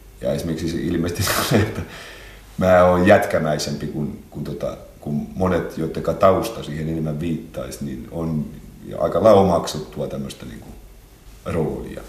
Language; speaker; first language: Finnish; native; Finnish